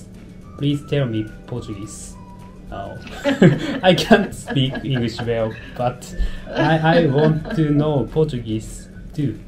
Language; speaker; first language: English; non-native, learner; Japanese